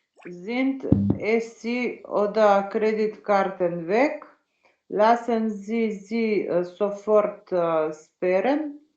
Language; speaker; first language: German; non-native, learner; Macedonian